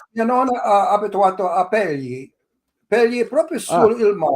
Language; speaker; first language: Italian; early bilingual, heritage; English